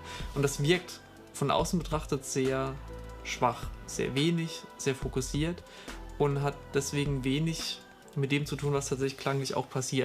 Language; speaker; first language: German; native; German